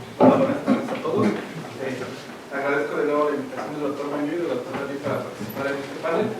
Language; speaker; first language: Spanish; native; Spanish